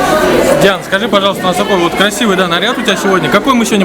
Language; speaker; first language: Russian; native; Russian